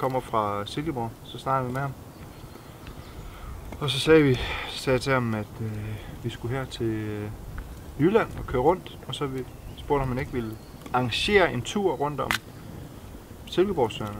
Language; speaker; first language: Danish; native; Danish